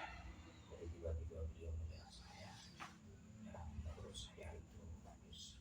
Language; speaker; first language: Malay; non-native, local second language; Javanese